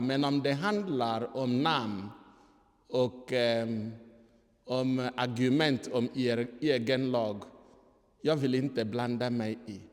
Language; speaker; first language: Swedish; non-native, fluent; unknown